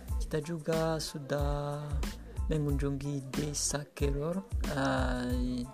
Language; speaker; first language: Indonesian; non-native, learner; Kinyarwanda